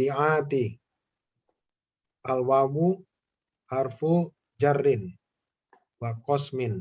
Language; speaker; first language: Arabic; non-native, learner; Indonesian